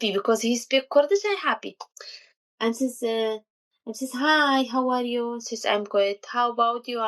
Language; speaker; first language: English; non-native, learner; Kurdish